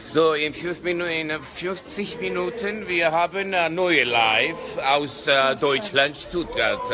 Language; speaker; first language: German; non-native, learner; Georgian